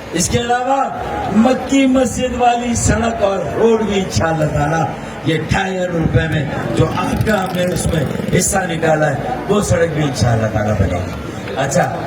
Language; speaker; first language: Urdu; native; Urdu